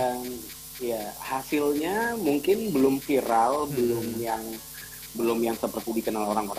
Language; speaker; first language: Indonesian; native; Indonesian